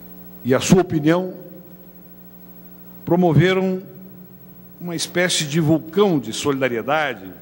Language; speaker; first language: Portuguese; native; Portuguese